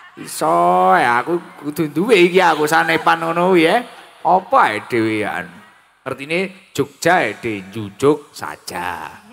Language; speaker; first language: Indonesian; non-native, local second language; Javanese